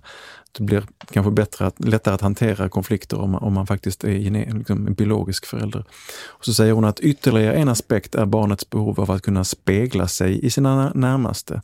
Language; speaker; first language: Swedish; native; Swedish